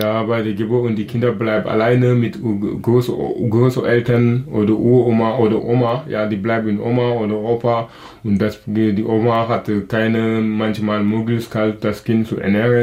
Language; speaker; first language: German; non-native, local second language; Wolof